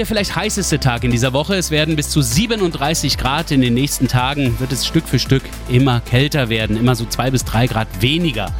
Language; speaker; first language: German; native; German